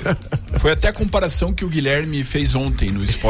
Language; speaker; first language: Portuguese; native; Portuguese